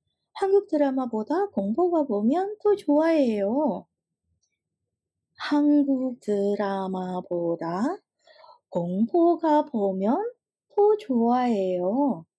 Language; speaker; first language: Korean; non-native, fluent; Indonesian